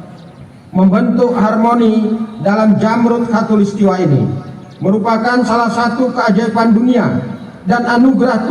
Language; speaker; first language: Indonesian; native; Indonesian